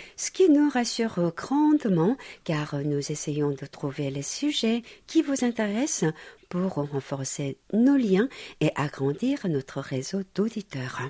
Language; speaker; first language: French; non-native, fluent; Korean